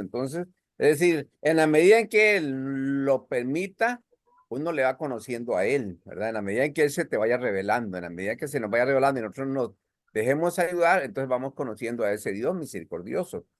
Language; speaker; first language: Spanish; native; Spanish